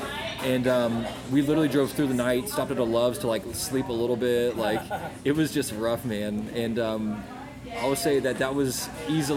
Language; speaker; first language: English; native; English